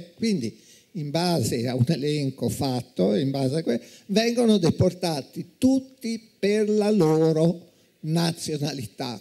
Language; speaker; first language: Italian; native; Italian